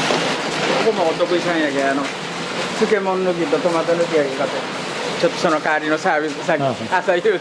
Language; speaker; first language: Japanese; native; Japanese